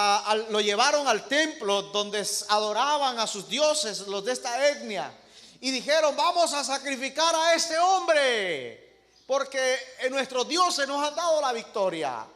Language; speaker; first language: Spanish; native; Spanish